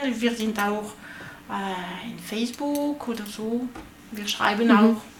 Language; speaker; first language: German; non-native, learner; French